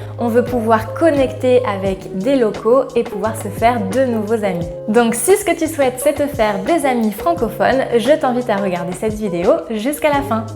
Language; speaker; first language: French; native; French